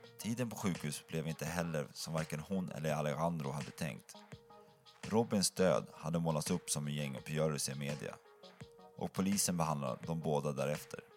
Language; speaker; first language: Swedish; native; Swedish